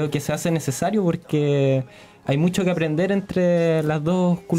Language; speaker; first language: Spanish; native; Spanish